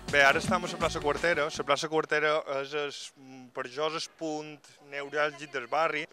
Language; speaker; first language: Catalan; native; Catalan